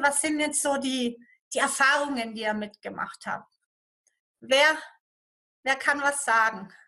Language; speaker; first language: German; native; German